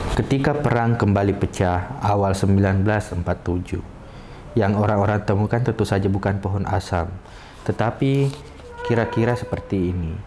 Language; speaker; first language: Indonesian; non-native, local second language; Buginese